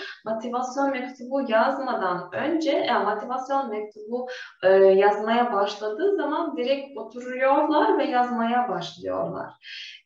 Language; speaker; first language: Turkish; non-native, fluent; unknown